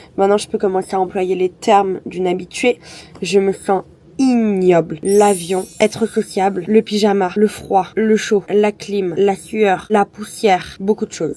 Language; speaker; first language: French; native; French